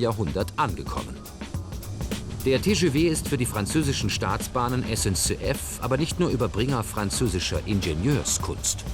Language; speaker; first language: German; native; German